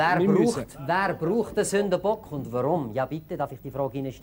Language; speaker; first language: German; native; German